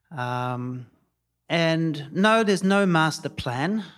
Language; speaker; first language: English; native; English